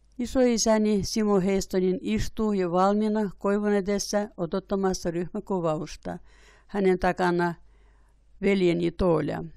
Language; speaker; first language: Finnish; early bilingual, heritage; Finnish